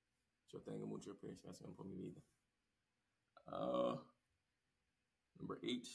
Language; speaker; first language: Spanish; non-native, learner; English